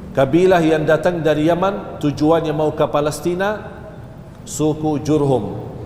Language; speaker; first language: Malay; non-native, fluent; Arabic